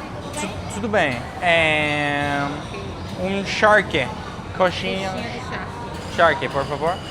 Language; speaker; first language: Portuguese; non-native, learner; English